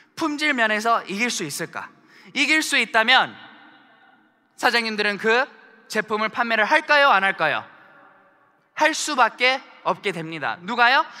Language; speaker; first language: Korean; early bilingual, heritage; Korean